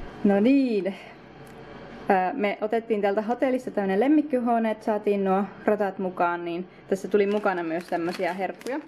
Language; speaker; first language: Finnish; native; Finnish